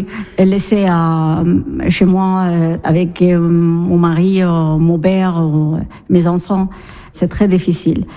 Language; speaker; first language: French; non-native, learner; Arabic